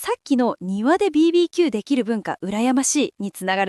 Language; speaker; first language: Japanese; native; Japanese